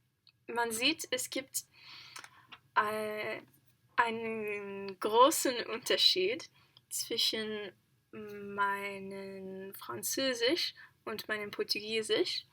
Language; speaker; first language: German; non-native, learner; English